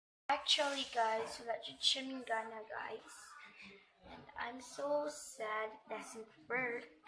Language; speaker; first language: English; non-native, local second language; Cebuano